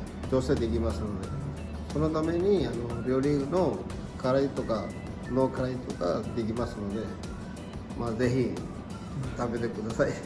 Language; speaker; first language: Japanese; non-native, fluent; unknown